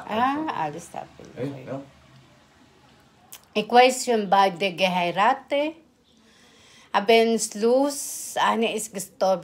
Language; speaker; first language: German; non-native, learner; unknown